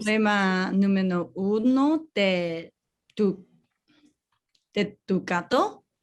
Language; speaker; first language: Spanish; non-native, learner; English